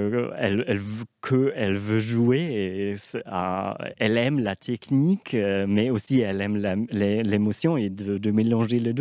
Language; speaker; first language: French; non-native, fluent; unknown